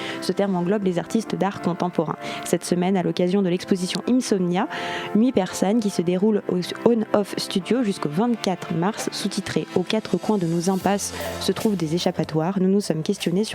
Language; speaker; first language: French; native; French